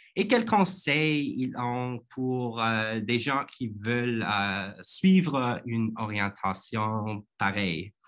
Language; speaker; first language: French; non-native, fluent; English